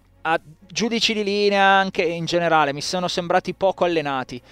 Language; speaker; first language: Italian; native; Italian